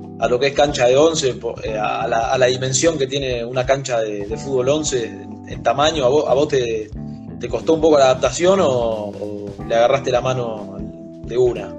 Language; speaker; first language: Spanish; native; Spanish